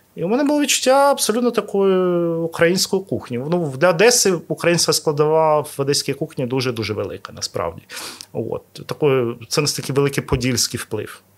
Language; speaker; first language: Ukrainian; non-native, local second language; Russian